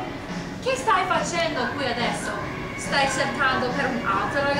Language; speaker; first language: Italian; non-native, learner; English